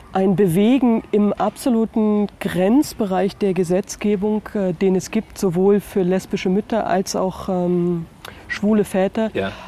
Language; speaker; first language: German; native; German